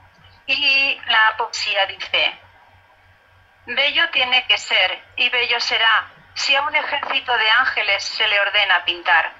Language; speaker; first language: Spanish; native; Spanish